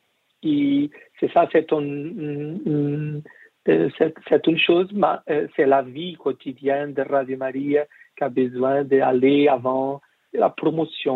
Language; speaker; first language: French; non-native, learner; Portuguese